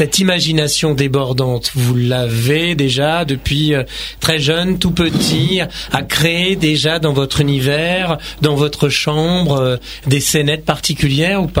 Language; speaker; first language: French; native; French